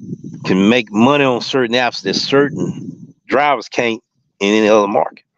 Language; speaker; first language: English; native; English